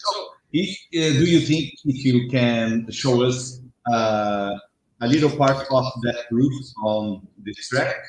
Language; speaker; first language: English; non-native, learner; Portuguese